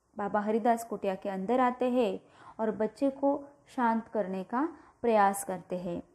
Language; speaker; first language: Hindi; non-native, local second language; Marathi